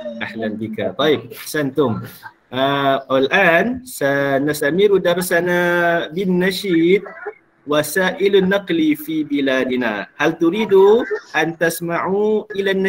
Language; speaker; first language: Arabic; non-native, fluent; Malay